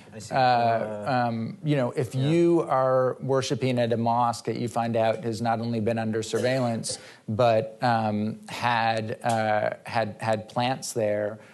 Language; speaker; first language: English; native; English